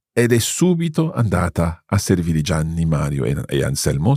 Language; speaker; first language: Italian; non-native, fluent; English